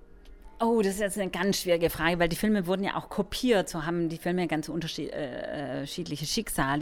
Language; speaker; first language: German; native; German